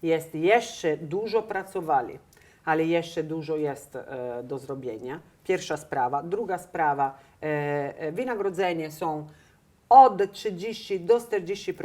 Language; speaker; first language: Polish; non-native, learner; Italian